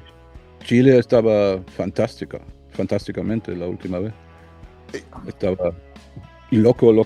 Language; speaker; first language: Spanish; non-native, learner; German